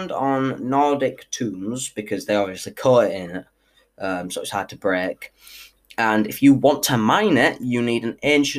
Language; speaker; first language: English; native; English